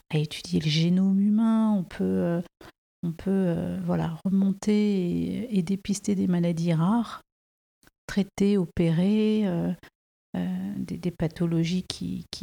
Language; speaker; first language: French; native; French